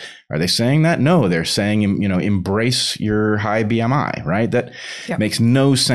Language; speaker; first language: English; native; English